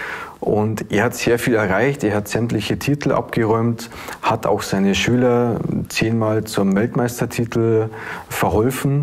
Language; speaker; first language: German; native; German